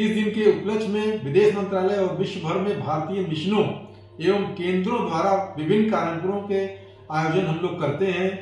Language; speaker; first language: Hindi; native; Hindi